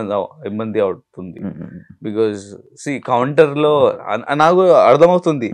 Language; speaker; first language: Telugu; non-native, local second language; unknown